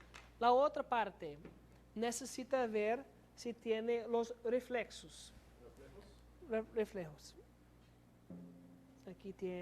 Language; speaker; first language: Spanish; non-native, learner; English